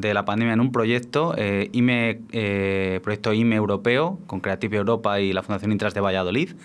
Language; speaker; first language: Spanish; native; Spanish